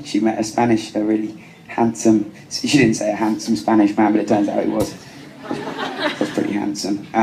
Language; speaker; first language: English; native; English